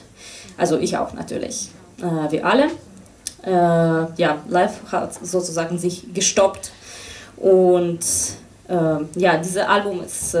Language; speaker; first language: German; non-native, fluent; Russian